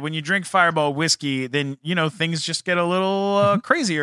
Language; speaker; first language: English; native; English